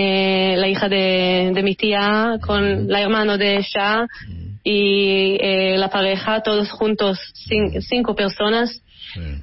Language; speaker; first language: Spanish; early bilingual, heritage; Hebrew